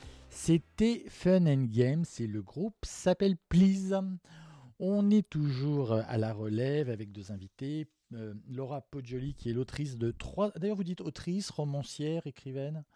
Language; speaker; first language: French; native; French